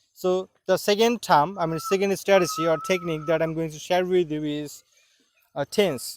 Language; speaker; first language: English; non-native, local second language; Bangla